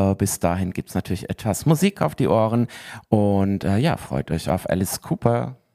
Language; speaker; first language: German; native; German